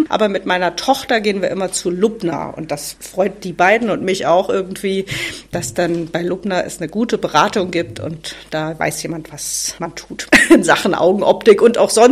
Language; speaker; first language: German; native; German